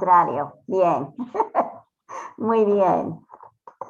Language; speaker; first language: Spanish; non-native, fluent; English